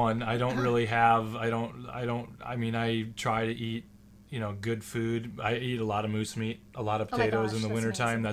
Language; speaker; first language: English; native; English